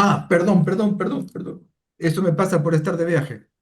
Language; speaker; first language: Spanish; native; Spanish